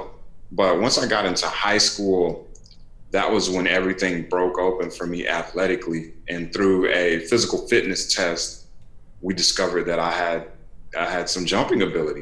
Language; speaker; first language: English; native; English